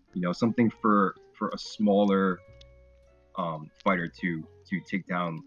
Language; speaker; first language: English; native; English